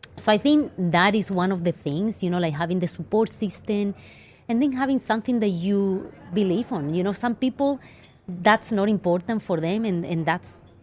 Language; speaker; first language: English; non-native, fluent; Spanish